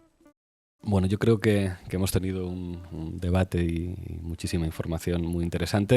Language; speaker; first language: Spanish; native; Spanish